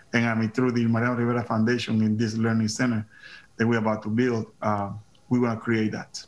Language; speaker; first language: English; non-native, fluent; Spanish